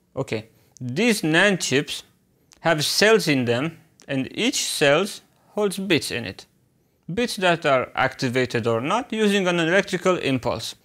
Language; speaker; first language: English; non-native, fluent; Romanian